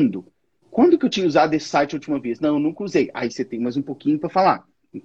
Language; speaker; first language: Portuguese; native; Portuguese